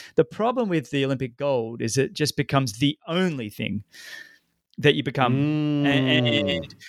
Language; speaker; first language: English; native; English